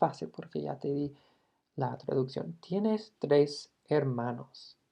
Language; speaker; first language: Spanish; non-native, fluent; English